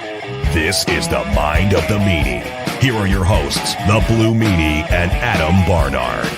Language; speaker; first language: English; native; English